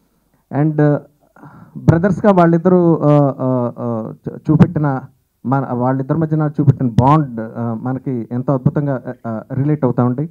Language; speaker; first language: Telugu; native; Telugu